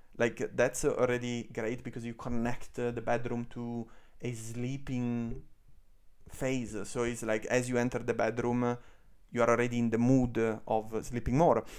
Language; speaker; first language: English; non-native, fluent; Italian